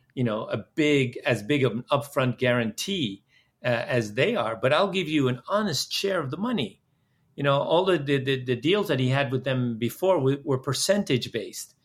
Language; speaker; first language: English; early bilingual, other home language; Dutch